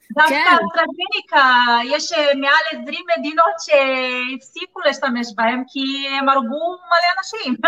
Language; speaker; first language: Hebrew; non-native, fluent; Portuguese